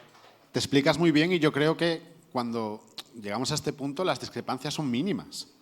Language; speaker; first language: Spanish; native; Spanish